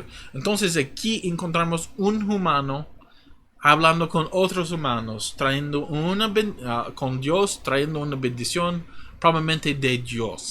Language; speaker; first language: Spanish; non-native, fluent; English